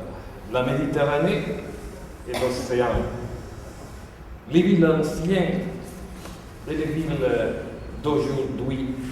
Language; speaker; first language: French; non-native, fluent; Italian